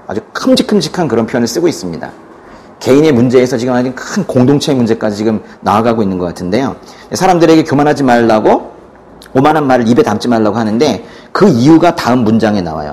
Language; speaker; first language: Korean; native; Korean